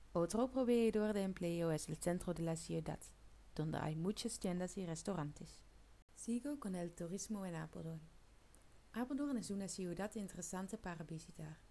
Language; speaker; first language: Spanish; non-native, learner; Dutch